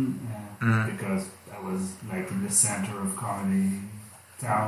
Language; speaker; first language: English; non-native, fluent; Hebrew